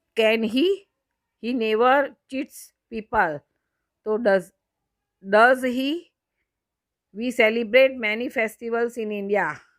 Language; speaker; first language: English; non-native, local second language; Gujarati